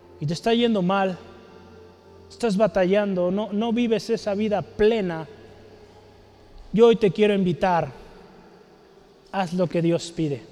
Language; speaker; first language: Spanish; native; Spanish